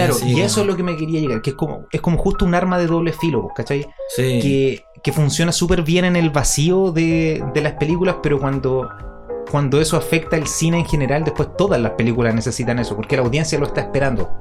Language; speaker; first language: Spanish; native; Spanish